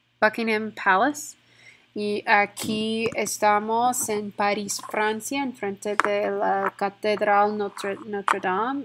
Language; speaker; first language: Spanish; non-native, fluent; English